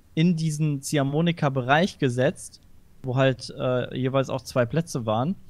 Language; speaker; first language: German; native; German